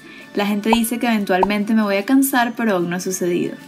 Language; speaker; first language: Spanish; native; Spanish